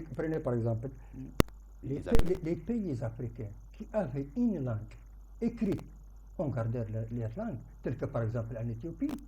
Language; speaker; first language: French; non-native, local second language; Arabic